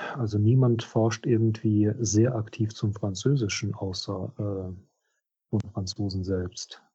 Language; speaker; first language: German; non-native, fluent; Russian